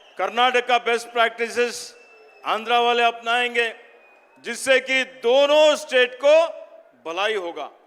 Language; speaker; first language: Hindi; non-native, local second language; Kannada